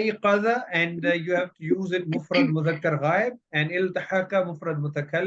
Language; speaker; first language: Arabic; non-native, fluent; Urdu